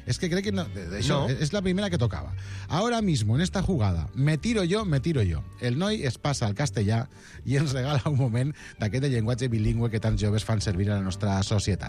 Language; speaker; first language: Catalan; native; Catalan